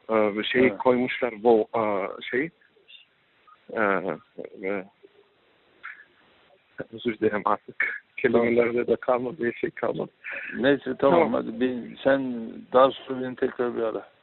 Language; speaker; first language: Turkish; non-native, learner; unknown